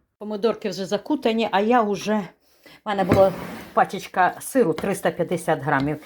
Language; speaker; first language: Ukrainian; native; Ukrainian